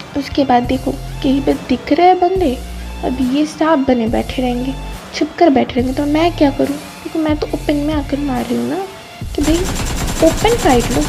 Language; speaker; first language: Hindi; non-native, local second language; Bangla